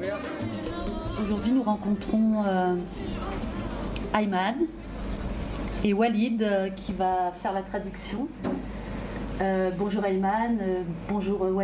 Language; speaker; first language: French; native; French